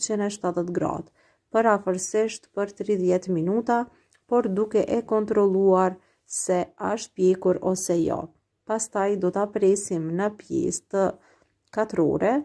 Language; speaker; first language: Albanian; native; Albanian